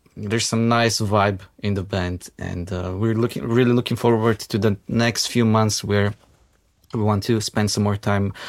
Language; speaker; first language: English; non-native, fluent; Macedonian